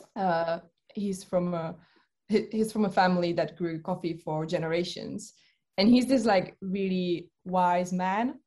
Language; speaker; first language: English; non-native, fluent; Czech